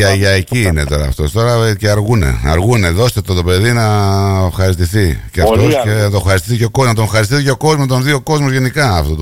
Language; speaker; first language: Greek; native; Greek